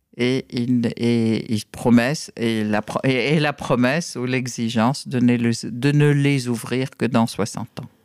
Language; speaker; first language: French; non-native, fluent; Arabic